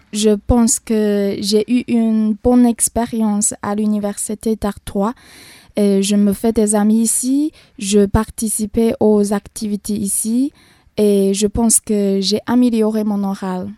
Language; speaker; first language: French; non-native, learner; Chinese